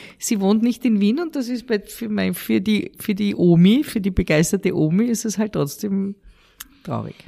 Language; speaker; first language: German; native; German